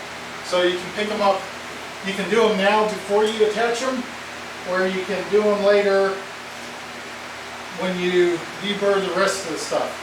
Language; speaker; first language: English; native; English